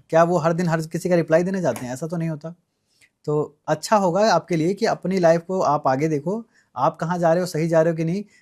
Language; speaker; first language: Hindi; native; Hindi